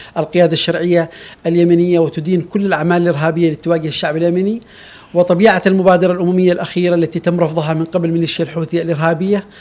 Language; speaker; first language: Arabic; native; Arabic